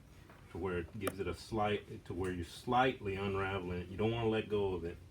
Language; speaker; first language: English; native; English